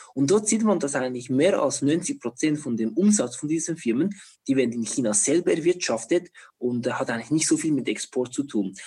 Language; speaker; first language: German; non-native, fluent; Chinese